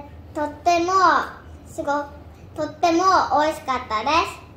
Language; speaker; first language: Japanese; early bilingual, heritage; Japanese